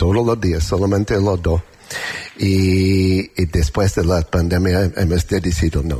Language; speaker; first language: Spanish; non-native, learner; English